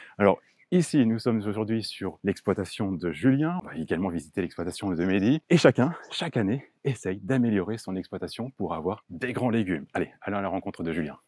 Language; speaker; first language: French; native; French